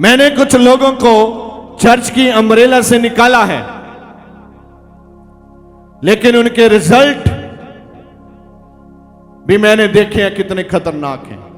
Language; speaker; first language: Hindi; non-native, local second language; Punjabi